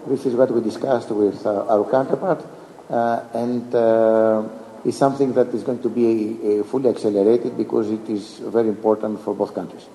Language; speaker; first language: English; non-native, fluent; Greek